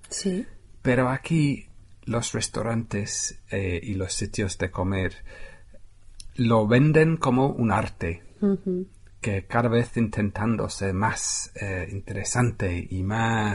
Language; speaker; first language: Spanish; non-native, fluent; English